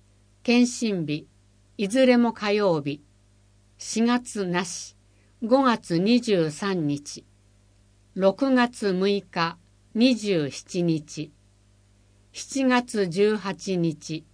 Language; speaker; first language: Japanese; native; Japanese